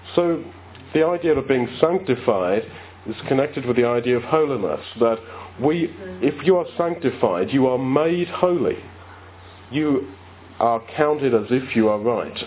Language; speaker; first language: English; native; English